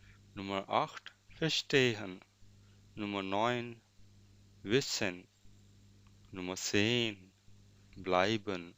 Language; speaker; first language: German; non-native, fluent; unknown